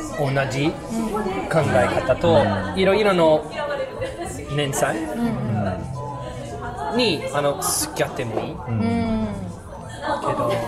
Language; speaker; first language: Japanese; non-native, learner; English